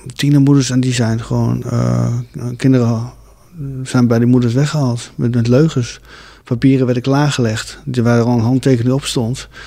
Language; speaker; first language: Dutch; early bilingual, other home language; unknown